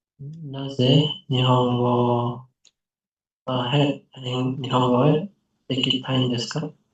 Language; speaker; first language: Japanese; non-native, learner; Indonesian